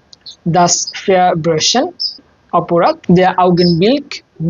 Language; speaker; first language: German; non-native, fluent; Bangla